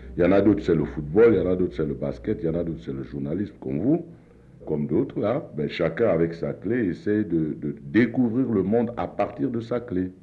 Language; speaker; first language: French; non-native, local second language; Duala